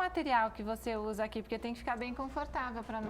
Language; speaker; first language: Portuguese; native; Portuguese